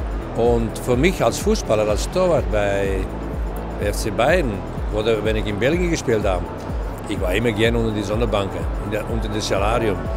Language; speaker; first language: German; non-native, fluent; Dutch